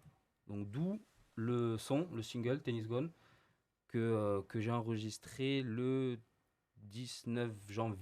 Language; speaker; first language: French; native; French